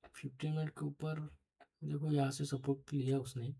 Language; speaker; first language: Hindi; non-native, local second language; Marathi